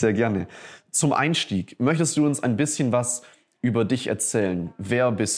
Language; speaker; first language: German; native; German